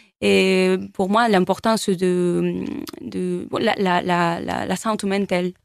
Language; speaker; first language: French; non-native, learner; Spanish